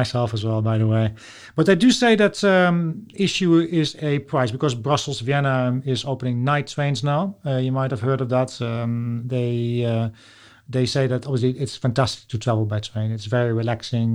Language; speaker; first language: English; non-native, fluent; Dutch